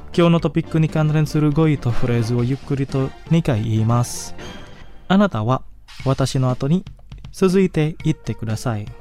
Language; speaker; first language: Japanese; non-native, fluent; Indonesian